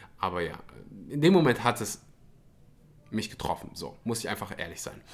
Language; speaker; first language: German; early bilingual, other home language; Russian